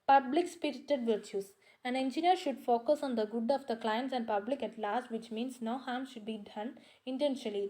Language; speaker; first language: English; non-native, local second language; Malayalam